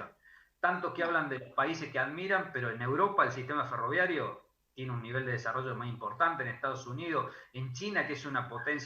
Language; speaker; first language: Spanish; native; Spanish